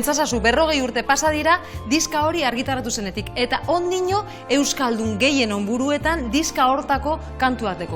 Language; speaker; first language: Basque; native; Basque